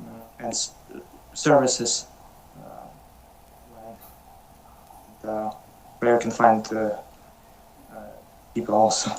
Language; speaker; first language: English; non-native, learner; Russian